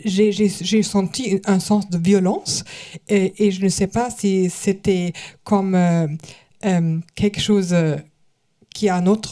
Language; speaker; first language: French; non-native, learner; German